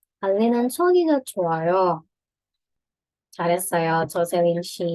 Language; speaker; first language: Korean; non-native, fluent; Indonesian